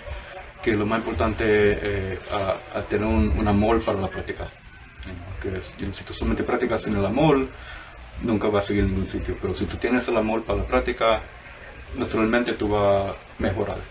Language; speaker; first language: Spanish; early bilingual, heritage; Spanish